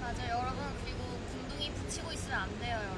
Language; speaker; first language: Korean; non-native, fluent; Chinese